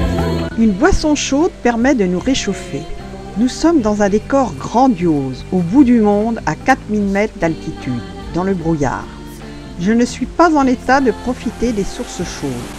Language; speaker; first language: French; native; French